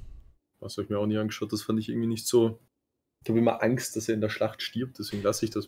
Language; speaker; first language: German; native; German